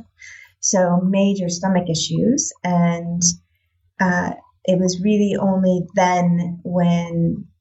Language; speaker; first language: English; native; English